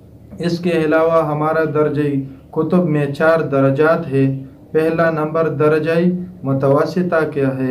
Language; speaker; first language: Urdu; non-native, local second language; Pashto